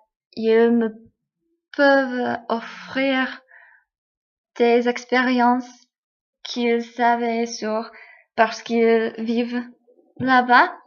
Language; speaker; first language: French; non-native, learner; English